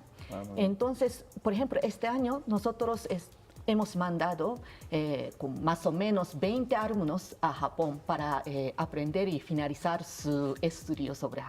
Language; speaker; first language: Spanish; non-native, learner; Japanese